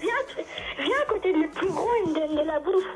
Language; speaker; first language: French; early bilingual, other home language; Turkish